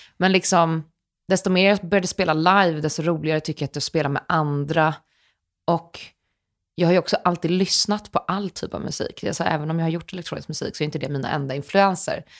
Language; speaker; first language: Swedish; native; Swedish